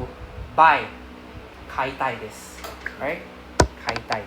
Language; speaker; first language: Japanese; non-native, fluent; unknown